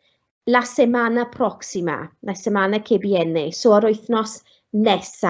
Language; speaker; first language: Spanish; non-native, fluent; Welsh